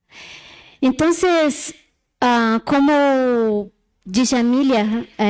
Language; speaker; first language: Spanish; non-native, learner; Portuguese